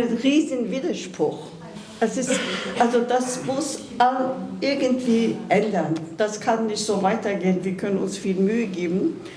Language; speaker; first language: German; non-native, fluent; Kurdish